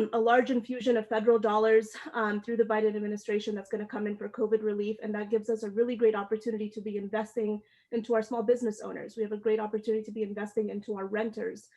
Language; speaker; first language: English; early bilingual, other home language; Amharic